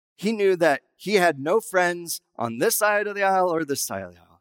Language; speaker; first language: English; native; English